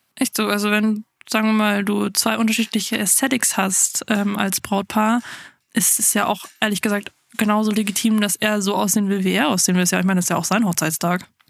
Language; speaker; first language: German; early bilingual, other home language; Afrikaans